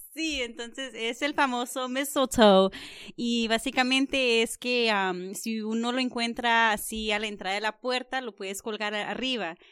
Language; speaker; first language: Spanish; early bilingual, heritage; Spanish